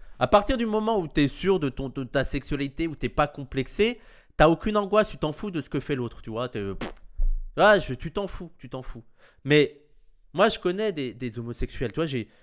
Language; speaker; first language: French; native; French